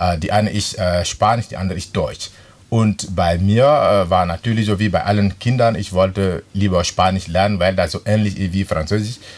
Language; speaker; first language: German; non-native, fluent; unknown